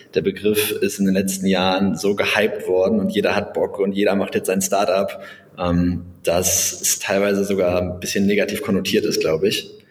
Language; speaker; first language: German; native; German